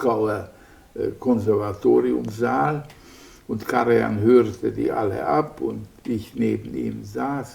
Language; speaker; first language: German; non-native, fluent; Hungarian